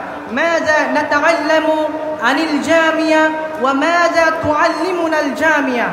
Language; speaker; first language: Arabic; non-native, learner; Bangla